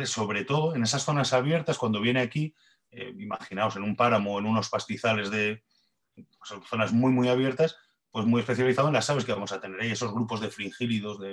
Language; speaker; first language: Spanish; native; Spanish